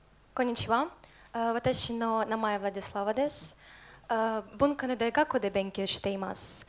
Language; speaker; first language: Japanese; non-native, learner; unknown